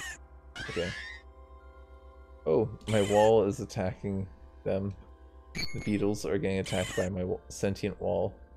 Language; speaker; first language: English; native; English